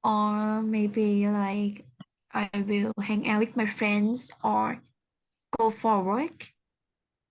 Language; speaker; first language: English; non-native, learner; Vietnamese